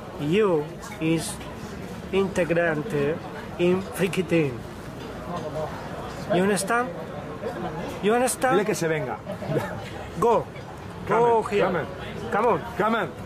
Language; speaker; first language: English; non-native, learner; Spanish